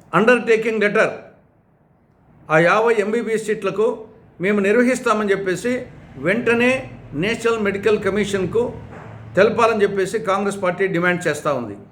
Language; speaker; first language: Telugu; native; Telugu